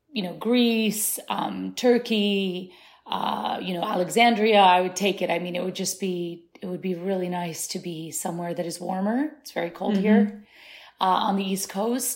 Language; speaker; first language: English; early bilingual, other home language; Arabic